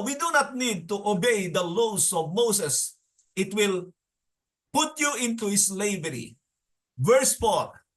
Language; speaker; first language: English; non-native, local second language; Filipino